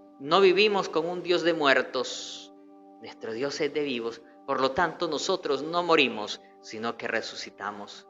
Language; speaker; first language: Spanish; native; Spanish